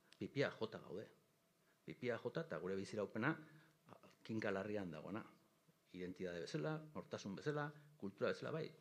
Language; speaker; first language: Basque; native; Basque